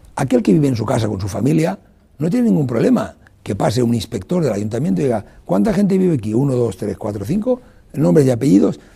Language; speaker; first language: Spanish; non-native, local second language; Catalan